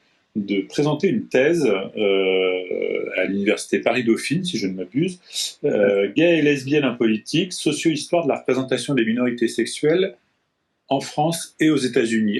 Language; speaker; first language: French; native; French